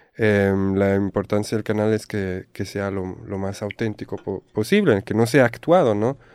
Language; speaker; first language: Spanish; non-native, fluent; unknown